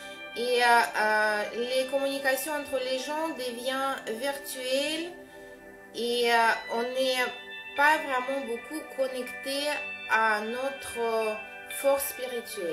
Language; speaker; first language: French; non-native, fluent; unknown